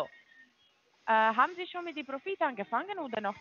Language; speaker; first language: German; non-native, fluent; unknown